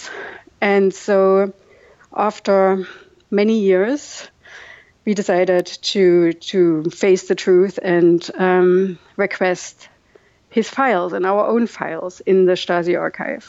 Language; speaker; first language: English; non-native, fluent; German